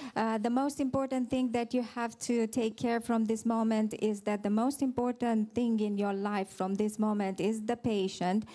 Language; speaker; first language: English; non-native, fluent; Romanian